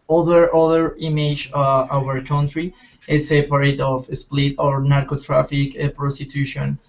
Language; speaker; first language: English; non-native, learner; Spanish